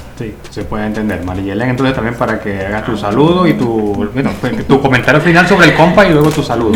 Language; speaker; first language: Spanish; native; Spanish